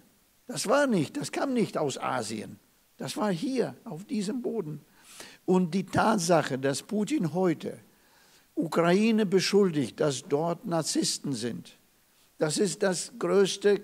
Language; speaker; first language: German; non-native, fluent; Russian